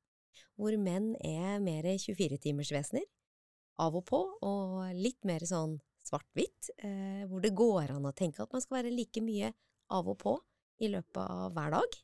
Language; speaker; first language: Norwegian; native; Norwegian